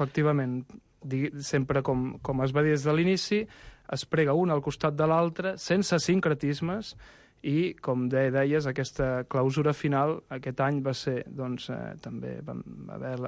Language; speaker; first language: Catalan; native; Catalan